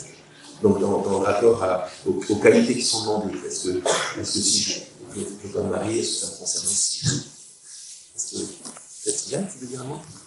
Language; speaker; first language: French; native; French